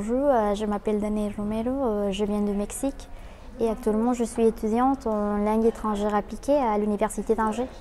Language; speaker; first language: French; non-native, fluent; Spanish